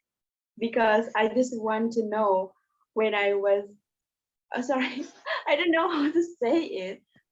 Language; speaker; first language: English; non-native, learner; Indonesian